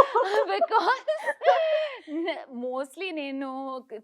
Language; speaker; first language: Telugu; non-native, learner; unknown